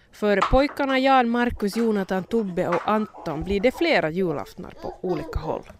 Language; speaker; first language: Swedish; native; Swedish